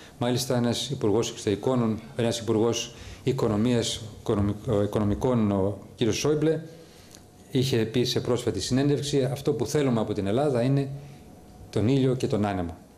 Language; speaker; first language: Greek; early bilingual, heritage; Greek